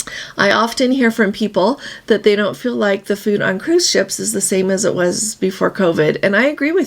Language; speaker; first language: English; native; English